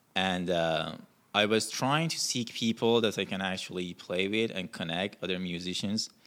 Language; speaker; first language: English; non-native, fluent; Persian